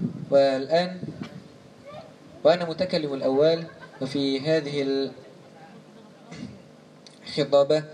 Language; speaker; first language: Arabic; non-native, learner; Indonesian